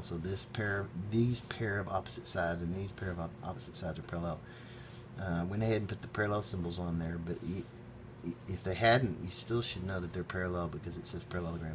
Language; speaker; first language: English; native; English